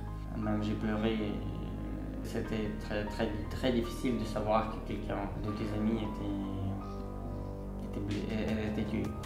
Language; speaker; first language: French; non-native, learner; Ukrainian